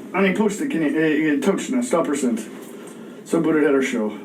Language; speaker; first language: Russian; non-native, learner; English